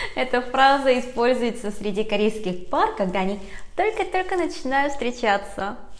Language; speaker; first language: Russian; early bilingual, other home language; Korean